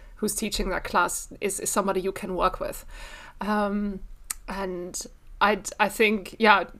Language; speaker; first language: English; non-native, fluent; German